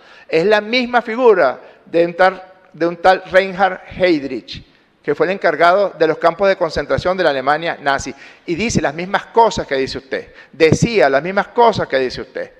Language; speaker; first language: Spanish; native; Spanish